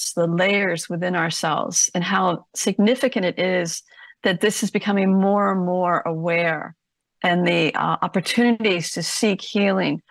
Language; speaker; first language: English; native; English